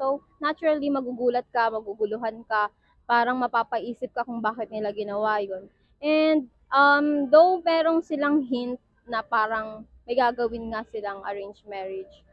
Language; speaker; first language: Filipino; native; Filipino